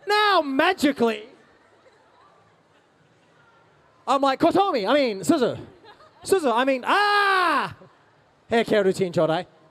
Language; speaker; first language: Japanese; non-native, learner; English